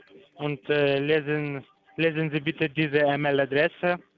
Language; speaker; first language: German; non-native, learner; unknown